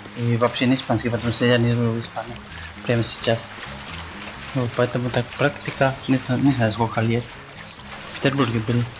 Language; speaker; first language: Russian; non-native, learner; Spanish